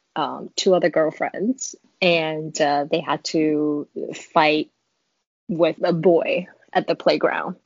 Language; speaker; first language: English; non-native, fluent; Chinese